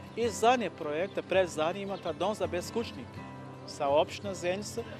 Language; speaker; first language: Bosnian; non-native, learner; Portuguese